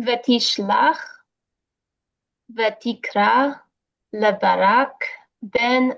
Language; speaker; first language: Hebrew; non-native, learner; English